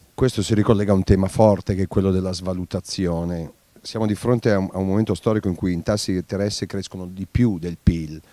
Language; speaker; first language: Italian; native; Italian